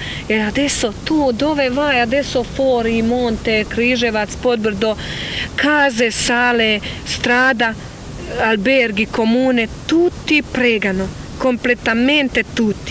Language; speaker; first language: Italian; non-native, learner; Croatian